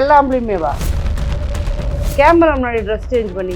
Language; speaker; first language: Tamil; native; Tamil